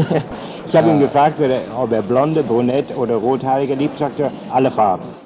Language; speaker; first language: German; non-native, fluent; English